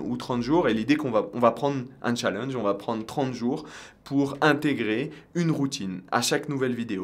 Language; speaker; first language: French; native; French